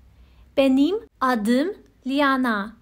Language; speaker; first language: Turkish; non-native, fluent; Persian